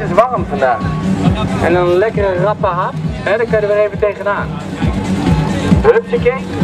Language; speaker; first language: Dutch; native; Dutch